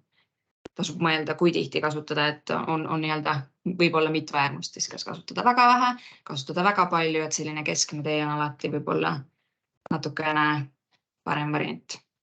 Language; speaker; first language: Estonian; native; Estonian